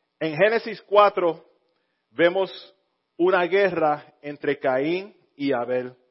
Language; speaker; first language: Spanish; early bilingual, heritage; Spanish